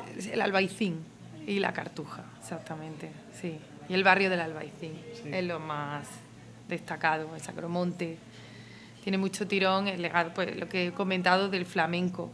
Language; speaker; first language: Spanish; native; Spanish